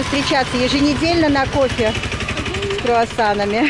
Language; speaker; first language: Russian; native; Russian